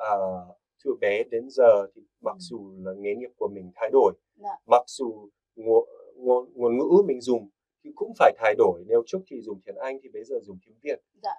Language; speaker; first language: Vietnamese; non-native, fluent; English